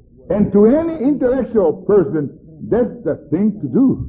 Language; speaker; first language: English; non-native, fluent; Spanish